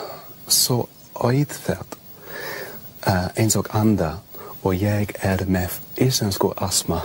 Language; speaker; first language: Icelandic; non-native, learner; English